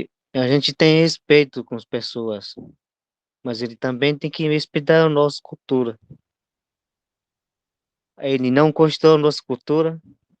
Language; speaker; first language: Portuguese; non-native, local second language; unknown